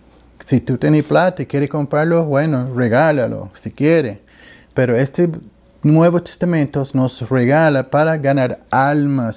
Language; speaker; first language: Spanish; non-native, learner; English